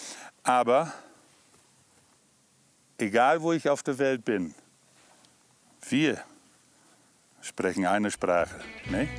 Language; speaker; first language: German; native; German